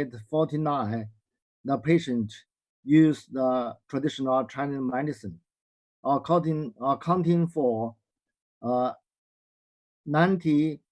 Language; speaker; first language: English; non-native, learner; Chinese